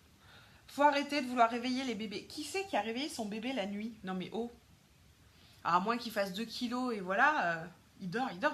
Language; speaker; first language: French; native; French